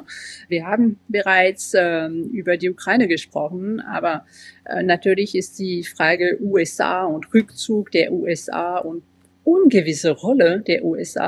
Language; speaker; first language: German; non-native, fluent; French